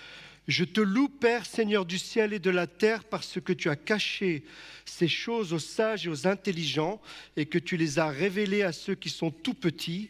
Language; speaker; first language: French; native; French